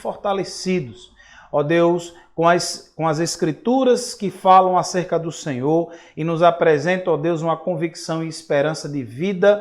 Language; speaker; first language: Portuguese; native; Portuguese